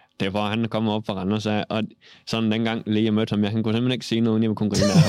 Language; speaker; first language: Danish; native; Danish